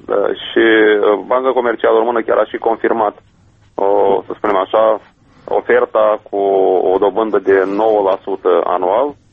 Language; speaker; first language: Romanian; native; Romanian